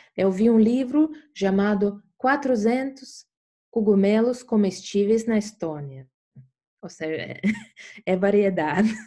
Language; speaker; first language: Portuguese; non-native, fluent; Estonian